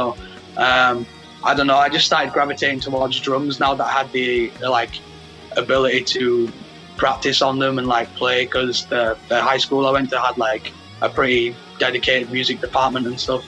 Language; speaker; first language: English; native; English